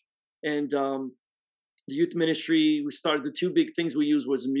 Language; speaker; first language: English; native; English